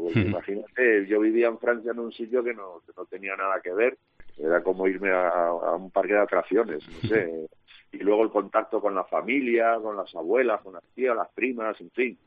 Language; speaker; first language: Spanish; native; Spanish